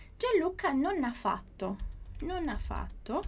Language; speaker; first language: Italian; non-native, fluent; Portuguese